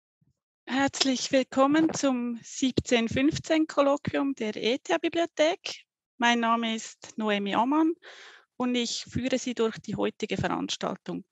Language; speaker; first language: German; native; German